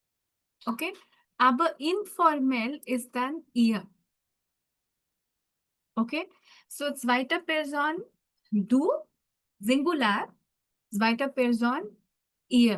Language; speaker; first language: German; non-native, fluent; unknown